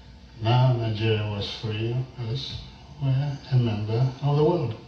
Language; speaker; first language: English; non-native, local second language; Igbo